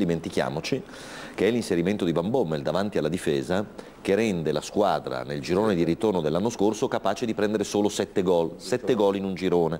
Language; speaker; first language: Italian; native; Italian